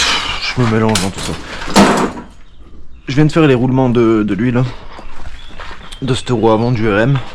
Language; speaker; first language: French; native; French